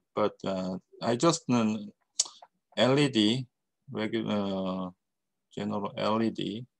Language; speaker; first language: English; non-native, fluent; Korean